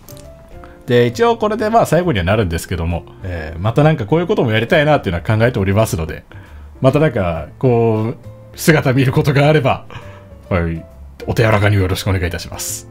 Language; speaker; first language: Japanese; native; Japanese